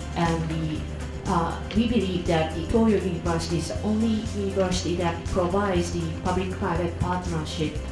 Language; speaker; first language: English; non-native, fluent; Japanese